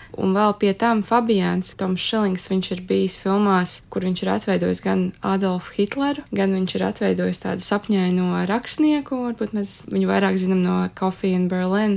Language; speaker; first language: Latvian; native; Latvian